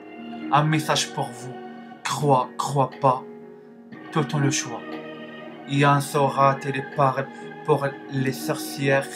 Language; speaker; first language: French; non-native, learner; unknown